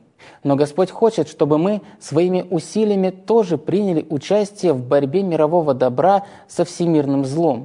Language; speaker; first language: Russian; native; Russian